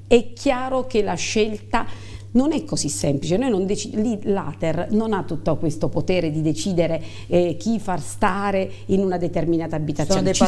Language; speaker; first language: Italian; native; Italian